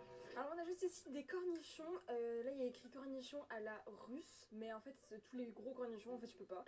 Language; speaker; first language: French; native; French